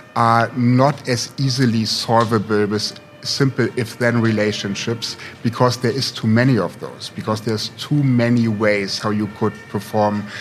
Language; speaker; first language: English; non-native, fluent; German